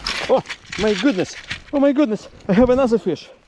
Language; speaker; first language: English; non-native, learner; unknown